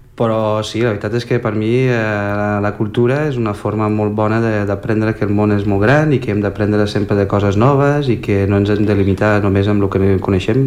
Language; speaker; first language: Catalan; non-native, fluent; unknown